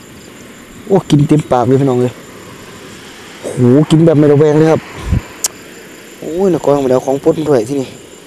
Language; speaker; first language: Thai; non-native, local second language; Northeastern Thai